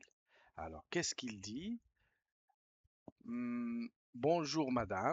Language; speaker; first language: French; non-native, fluent; Spanish